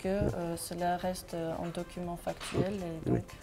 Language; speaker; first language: French; non-native, fluent; Armenian